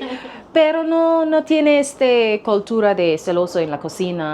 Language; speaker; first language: Spanish; non-native, learner; English